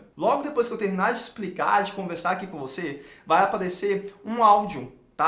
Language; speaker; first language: Portuguese; native; Portuguese